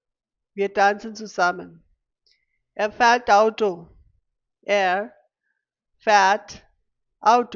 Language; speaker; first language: German; non-native, fluent; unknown